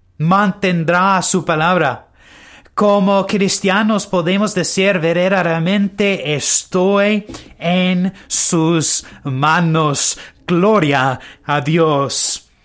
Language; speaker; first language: Spanish; non-native, learner; English